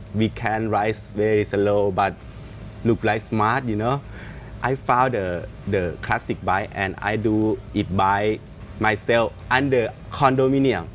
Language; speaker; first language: English; non-native, learner; Thai